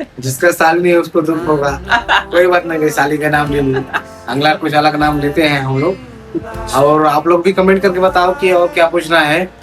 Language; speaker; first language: Hindi; native; Hindi